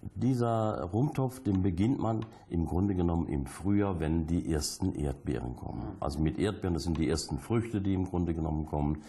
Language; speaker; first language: German; early bilingual, heritage; German